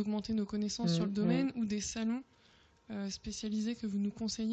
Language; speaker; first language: French; native; French